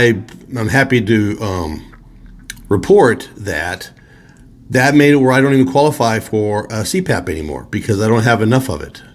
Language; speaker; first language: English; native; English